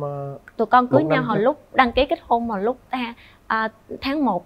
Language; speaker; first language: Vietnamese; native; Vietnamese